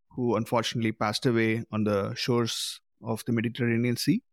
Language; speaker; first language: English; non-native, local second language; Tamil